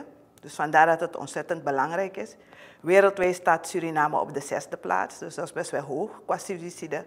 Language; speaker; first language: Dutch; native; Dutch